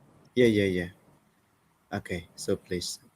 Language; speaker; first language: English; non-native, fluent; Khmer